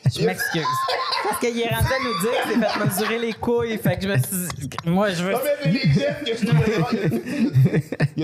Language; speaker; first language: French; native; French